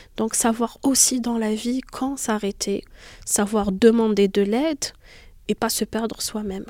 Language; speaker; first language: French; non-native, local second language; Arabic